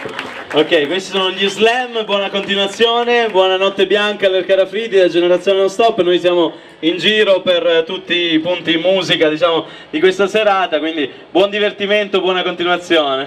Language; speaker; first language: Italian; native; Italian